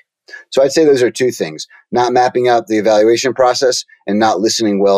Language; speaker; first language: English; native; English